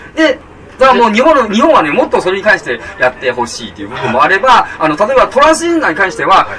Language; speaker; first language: Japanese; non-native, fluent; Chinese